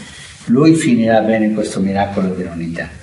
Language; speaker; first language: Italian; non-native, fluent; Spanish